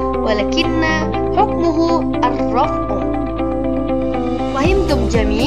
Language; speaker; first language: Arabic; non-native, learner; Indonesian